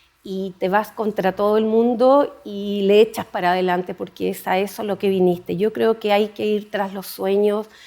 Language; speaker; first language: Spanish; native; Spanish